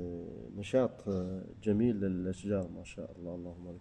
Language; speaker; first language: Arabic; native; Arabic